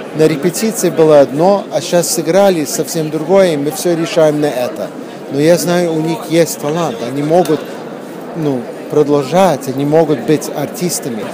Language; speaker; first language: Russian; early bilingual, heritage; English